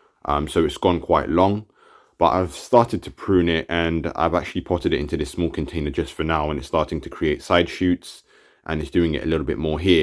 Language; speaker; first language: English; native; English